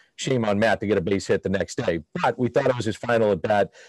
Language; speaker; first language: English; native; English